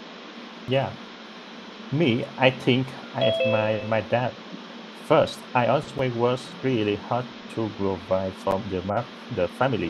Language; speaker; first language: English; non-native, learner; Vietnamese